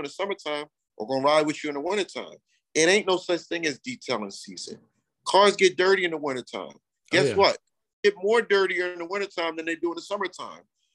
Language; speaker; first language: English; native; English